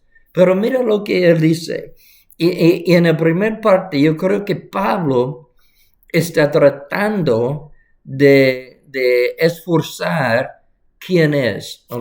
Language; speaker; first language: Spanish; non-native, fluent; English